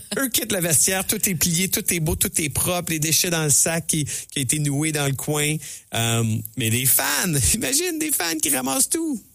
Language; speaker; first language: French; native; French